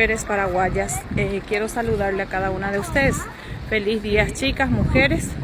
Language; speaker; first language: Spanish; native; Spanish